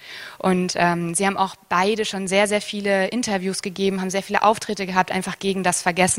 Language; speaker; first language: German; native; German